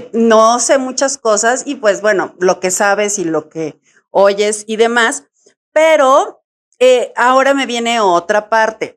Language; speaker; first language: Spanish; native; Spanish